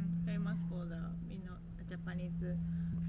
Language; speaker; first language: English; non-native, learner; Japanese